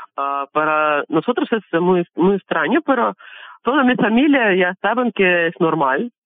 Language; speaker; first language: Spanish; non-native, learner; Russian